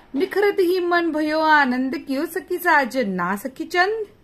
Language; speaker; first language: Hindi; non-native, local second language; Marathi